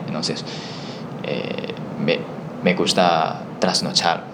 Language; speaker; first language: Spanish; non-native, learner; Chinese